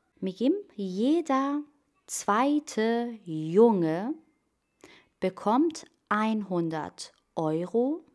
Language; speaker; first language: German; non-native, fluent; Persian